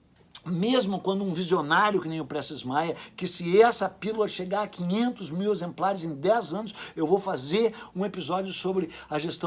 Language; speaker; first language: Portuguese; native; Portuguese